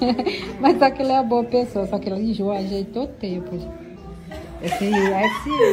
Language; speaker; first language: Portuguese; native; Portuguese